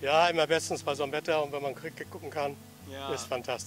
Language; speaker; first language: German; native; German